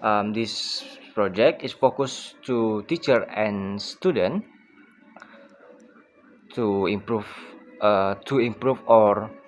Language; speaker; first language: English; non-native, learner; Indonesian